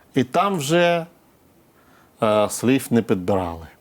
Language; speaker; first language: Ukrainian; non-native, local second language; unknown